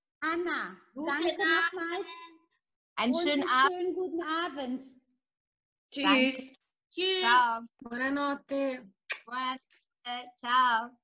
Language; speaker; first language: German; non-native, fluent; Italian